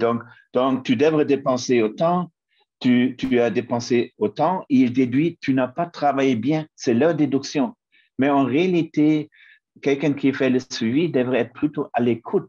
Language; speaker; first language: French; non-native, fluent; German